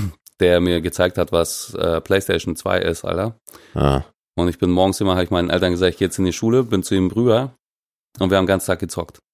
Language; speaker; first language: German; non-native, fluent; Russian